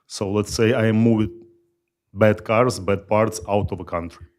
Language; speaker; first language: English; non-native, fluent; Russian